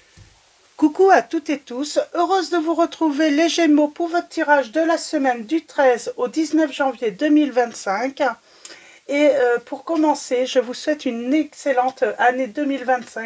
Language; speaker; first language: French; native; French